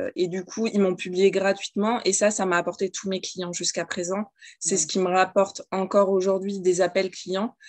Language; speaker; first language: French; native; French